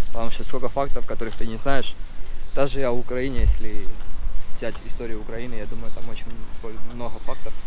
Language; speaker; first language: Russian; early bilingual, other home language; Georgian